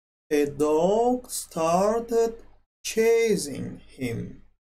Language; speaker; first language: English; non-native, fluent; Azerbaijani